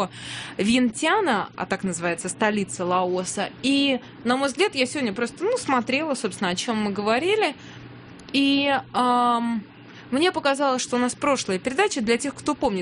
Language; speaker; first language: Russian; native; Russian